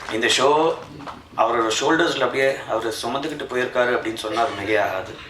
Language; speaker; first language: Tamil; native; Tamil